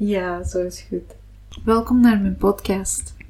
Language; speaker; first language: Dutch; non-native, local second language; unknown